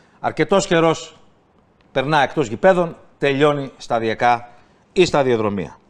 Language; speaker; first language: Greek; native; Greek